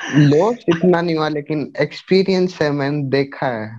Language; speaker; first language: Hindi; native; Hindi